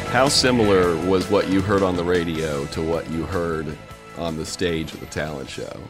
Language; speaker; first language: English; native; English